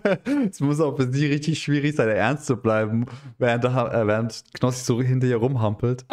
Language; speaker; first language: German; native; German